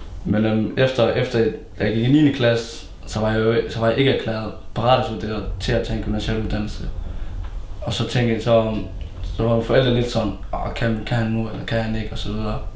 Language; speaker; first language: Danish; early bilingual, other home language; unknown